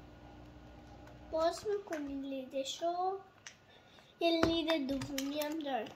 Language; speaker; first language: Persian; early bilingual, heritage; Persian